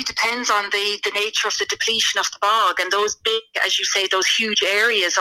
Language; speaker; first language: English; native; English